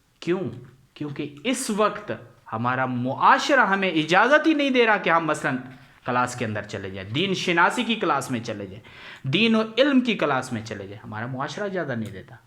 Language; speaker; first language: Urdu; non-native, local second language; Punjabi